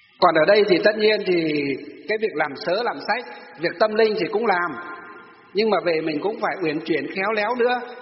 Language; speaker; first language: Vietnamese; native; Vietnamese